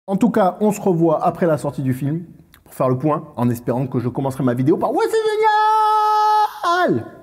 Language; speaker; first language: French; native; French